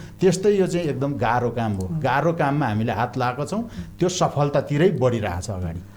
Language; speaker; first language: Nepali; non-native, local second language; Eastern Tamang